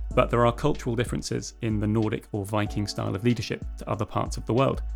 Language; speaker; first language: English; native; English